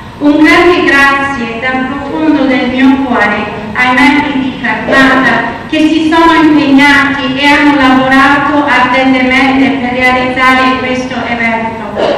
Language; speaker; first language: Italian; early bilingual, heritage; Italian